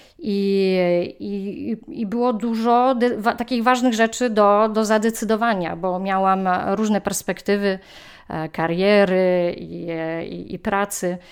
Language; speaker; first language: Polish; native; Polish